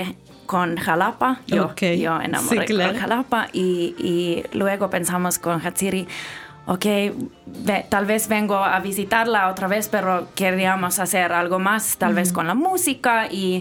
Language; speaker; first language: Spanish; non-native, learner; Finnish